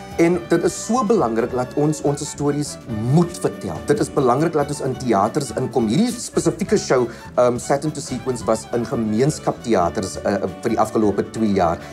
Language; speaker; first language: Afrikaans; native; Afrikaans